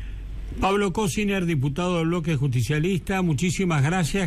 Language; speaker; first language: Spanish; native; Spanish